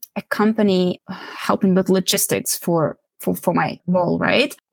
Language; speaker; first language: English; non-native, fluent; Ukrainian